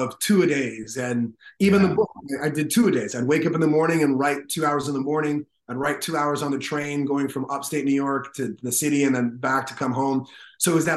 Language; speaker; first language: English; native; English